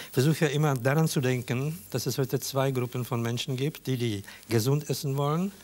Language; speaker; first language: German; non-native, fluent; Czech